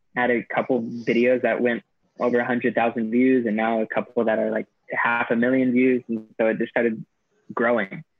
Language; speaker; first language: English; native; English